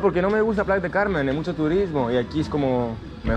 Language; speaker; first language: Spanish; non-native, learner; Greek